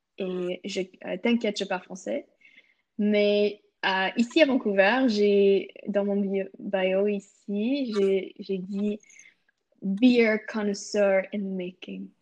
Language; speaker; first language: French; non-native, local second language; English